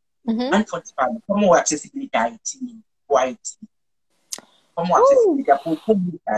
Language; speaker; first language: French; non-native, local second language; Haitian Creole